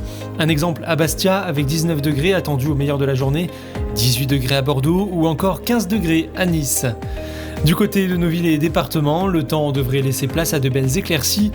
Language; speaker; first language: French; native; French